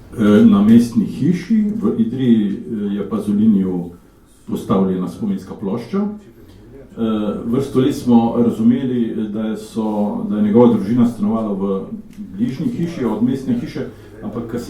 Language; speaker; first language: Slovenian; native; Slovenian